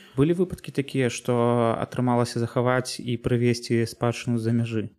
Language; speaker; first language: Belarusian; native; Belarusian